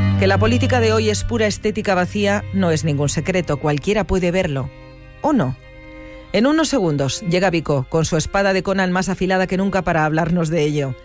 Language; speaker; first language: Spanish; native; Spanish